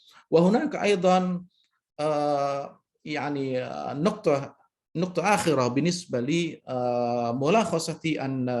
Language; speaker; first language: Arabic; non-native, fluent; Indonesian